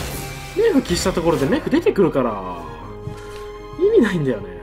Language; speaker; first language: Japanese; native; Japanese